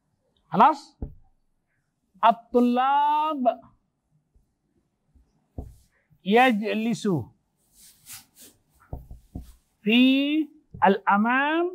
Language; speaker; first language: Arabic; non-native, fluent; Malay